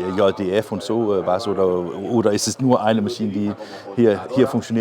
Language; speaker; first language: German; non-native, fluent; Danish